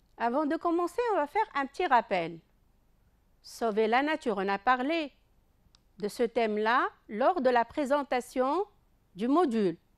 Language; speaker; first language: French; non-native, local second language; Arabic